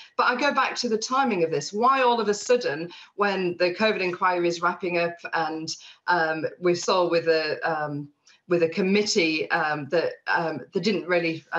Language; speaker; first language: English; native; English